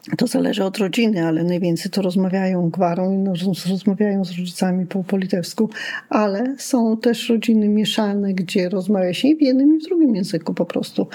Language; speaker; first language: Polish; non-native, local second language; Lithuanian